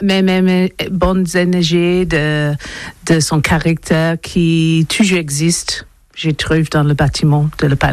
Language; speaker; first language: French; non-native, learner; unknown